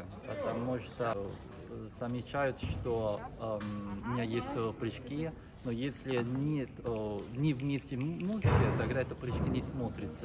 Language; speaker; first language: Russian; non-native, fluent; Korean